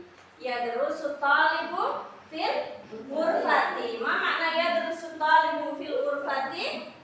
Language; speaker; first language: Arabic; non-native, fluent; Indonesian